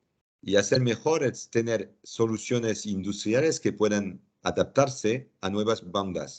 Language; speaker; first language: Spanish; non-native, fluent; French